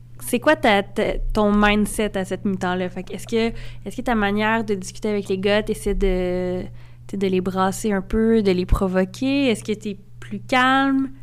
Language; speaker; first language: French; native; French